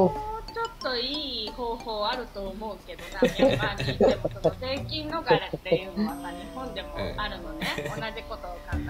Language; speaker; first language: Japanese; native; Japanese